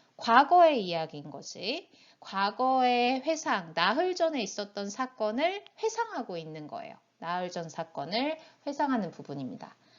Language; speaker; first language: Korean; native; Korean